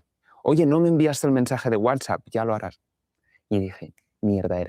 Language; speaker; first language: Spanish; native; Spanish